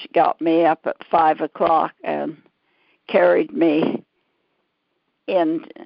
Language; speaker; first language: English; native; English